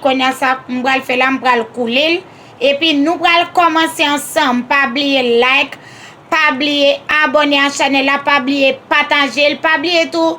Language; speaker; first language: French; non-native, learner; Haitian Creole